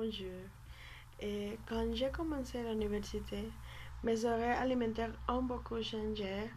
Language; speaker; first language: French; non-native, learner; Spanish